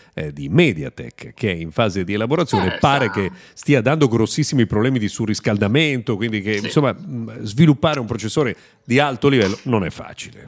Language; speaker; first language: Italian; native; Italian